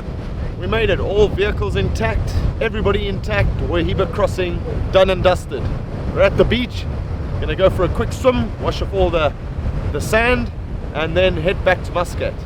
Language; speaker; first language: English; native; English